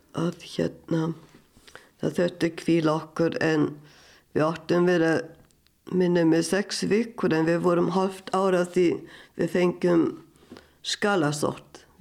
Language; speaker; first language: Icelandic; non-native, fluent; German